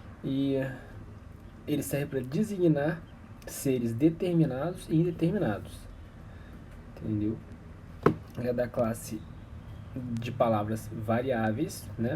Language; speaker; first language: Portuguese; native; Portuguese